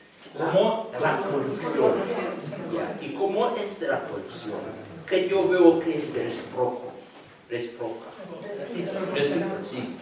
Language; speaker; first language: Spanish; non-native, fluent; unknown